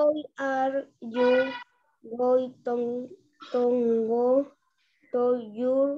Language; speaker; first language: English; non-native, learner; Spanish